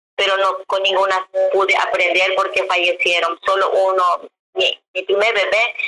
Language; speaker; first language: Spanish; non-native, local second language; Yucateco